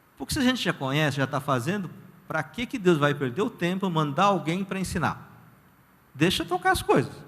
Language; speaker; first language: Portuguese; early bilingual, other home language; Korean